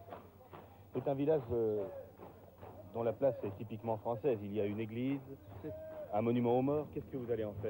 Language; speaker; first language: French; native; French